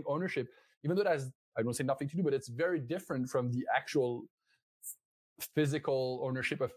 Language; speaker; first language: English; non-native, fluent; French